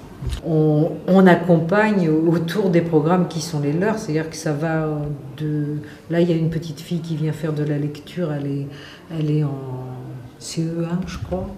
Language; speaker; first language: French; native; French